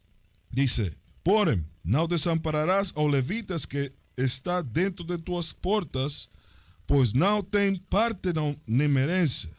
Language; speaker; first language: Portuguese; non-native, learner; Spanish